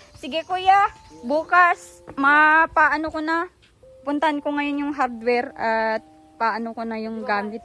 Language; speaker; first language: Filipino; native; Filipino